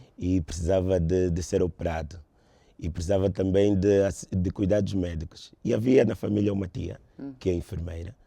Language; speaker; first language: Portuguese; native; Portuguese